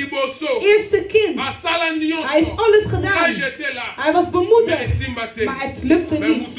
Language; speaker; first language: Dutch; non-native, learner; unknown